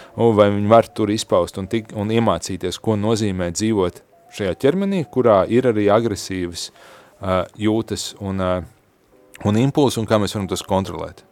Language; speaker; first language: Latvian; native; Latvian